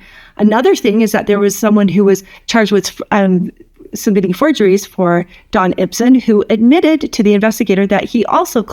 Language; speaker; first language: English; native; English